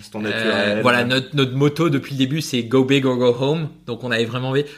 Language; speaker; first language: French; non-native, fluent; Spanish